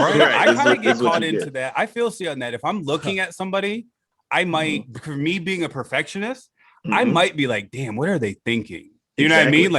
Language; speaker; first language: English; native; English